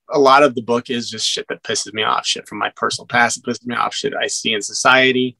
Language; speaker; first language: English; native; English